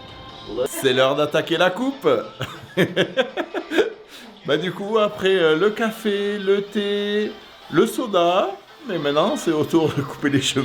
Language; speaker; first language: French; native; French